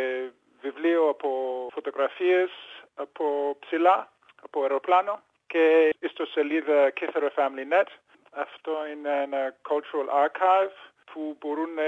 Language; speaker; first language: Greek; early bilingual, heritage; English